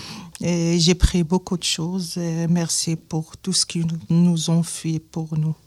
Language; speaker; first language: French; non-native, learner; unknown